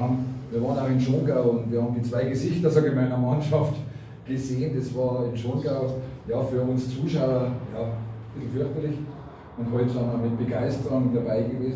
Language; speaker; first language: German; native; German